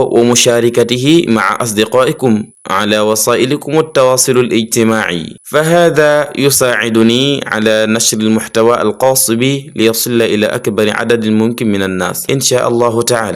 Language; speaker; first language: Arabic; non-native, fluent; Wolof